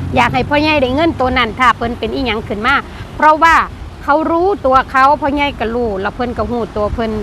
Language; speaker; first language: Thai; native; Thai